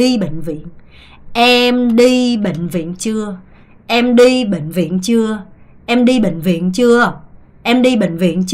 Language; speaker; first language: Vietnamese; non-native, fluent; Korean